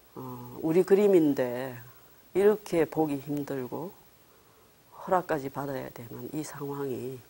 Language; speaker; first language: Korean; native; Korean